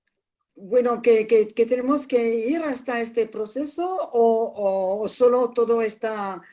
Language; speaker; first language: Spanish; non-native, fluent; French